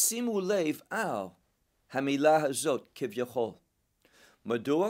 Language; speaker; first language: Hebrew; non-native, fluent; English